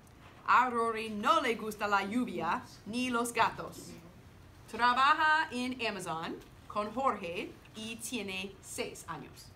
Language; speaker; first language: Spanish; non-native, learner; English